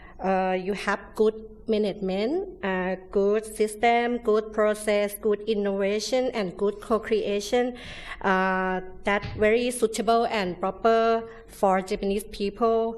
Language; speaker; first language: English; non-native, learner; Thai